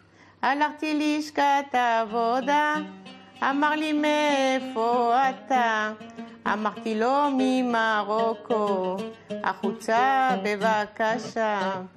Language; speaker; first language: Hebrew; non-native, fluent; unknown